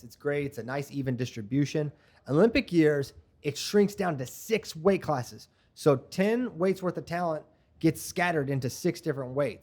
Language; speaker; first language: English; native; English